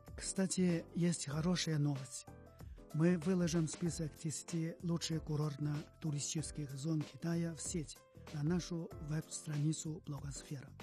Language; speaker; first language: Russian; non-native, fluent; Chinese